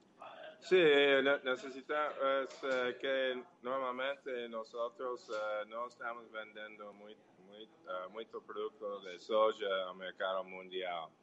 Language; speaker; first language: Portuguese; non-native, learner; English